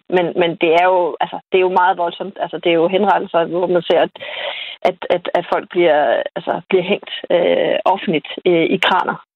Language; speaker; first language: Danish; native; Danish